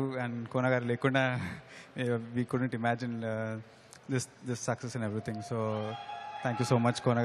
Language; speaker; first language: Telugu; early bilingual, heritage; Telugu